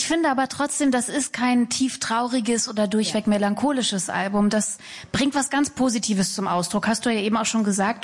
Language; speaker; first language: German; native; German